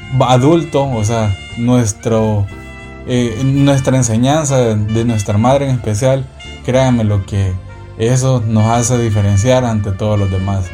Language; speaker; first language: Spanish; native; Spanish